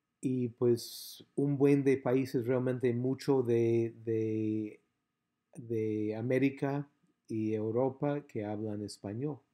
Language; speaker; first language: Spanish; non-native, fluent; English